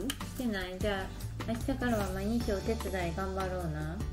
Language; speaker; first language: Japanese; native; Japanese